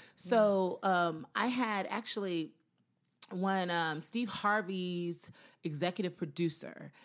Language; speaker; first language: English; native; English